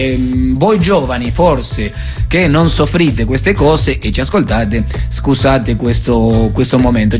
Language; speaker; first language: Italian; native; Italian